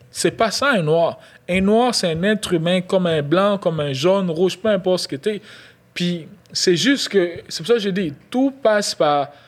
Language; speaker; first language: French; non-native, local second language; Lingala